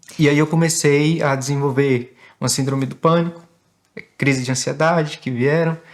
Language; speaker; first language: Portuguese; native; Portuguese